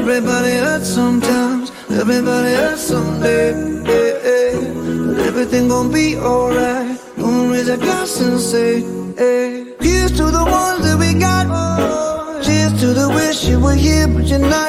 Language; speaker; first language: English; native; English